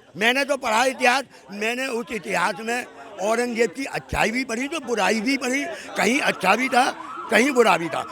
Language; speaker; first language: Hindi; native; Hindi